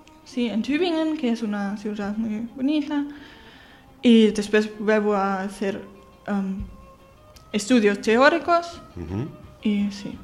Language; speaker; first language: Spanish; non-native, fluent; German